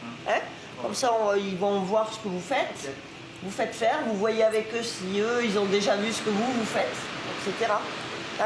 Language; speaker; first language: French; native; French